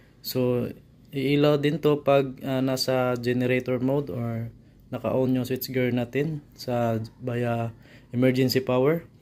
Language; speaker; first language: Filipino; non-native, local second language; Cebuano